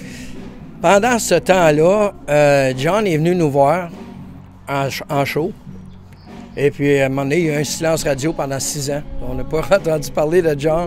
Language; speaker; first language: French; native; French